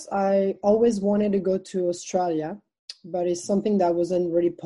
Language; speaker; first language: English; non-native, fluent; French